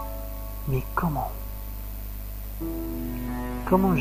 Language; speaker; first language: French; non-native, learner; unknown